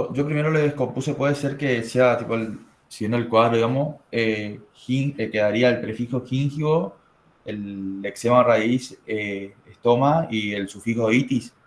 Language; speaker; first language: Spanish; native; Spanish